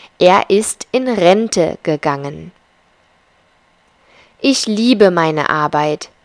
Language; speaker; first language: German; non-native, fluent; Spanish